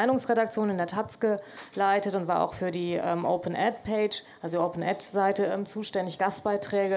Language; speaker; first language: German; native; German